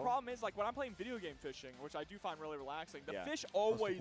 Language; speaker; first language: English; native; English